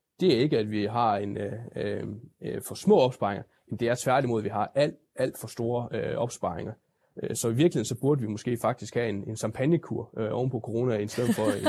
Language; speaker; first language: Danish; native; Danish